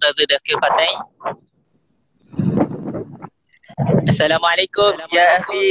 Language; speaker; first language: Arabic; non-native, learner; Indonesian